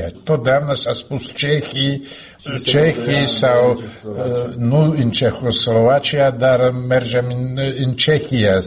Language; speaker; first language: Romanian; non-native, learner; Slovak